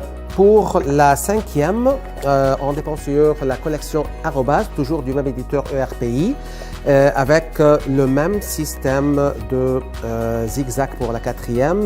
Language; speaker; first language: French; non-native, fluent; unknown